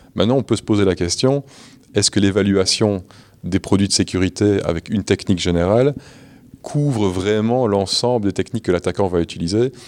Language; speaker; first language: French; native; French